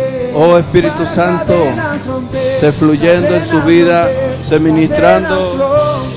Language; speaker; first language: Spanish; native; Spanish